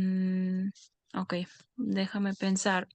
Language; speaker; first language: Spanish; non-native, fluent; Russian